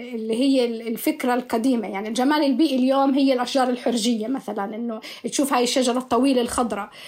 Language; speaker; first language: Arabic; native; Arabic